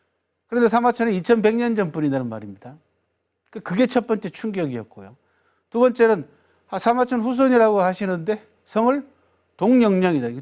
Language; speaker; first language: Korean; native; Korean